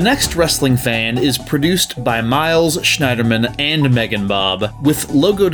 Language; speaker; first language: English; native; English